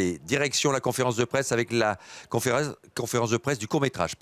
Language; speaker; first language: French; native; French